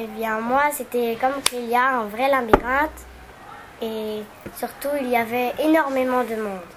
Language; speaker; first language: French; native; French